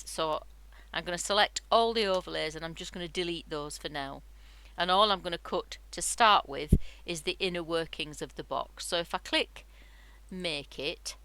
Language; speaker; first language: English; native; English